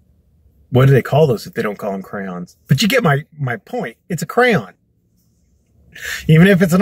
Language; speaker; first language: English; native; English